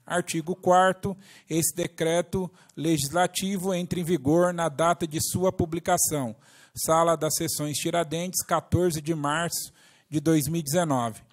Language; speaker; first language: Portuguese; native; Portuguese